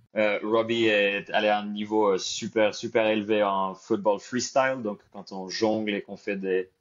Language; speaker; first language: French; native; French